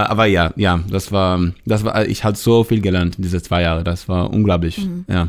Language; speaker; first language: German; non-native, fluent; Hebrew